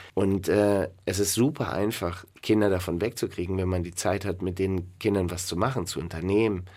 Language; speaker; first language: German; native; German